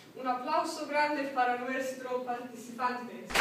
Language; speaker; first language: Spanish; non-native, learner; Swedish